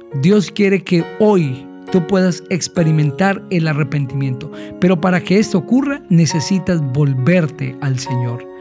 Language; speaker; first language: Spanish; native; Spanish